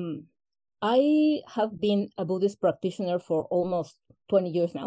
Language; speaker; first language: English; non-native, fluent; Spanish